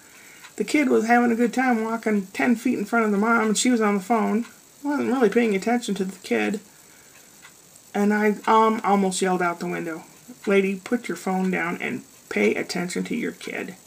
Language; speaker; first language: English; native; English